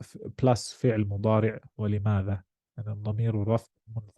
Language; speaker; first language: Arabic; non-native, fluent; English